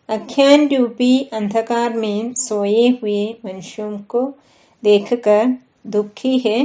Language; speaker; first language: Hindi; non-native, local second language; Malayalam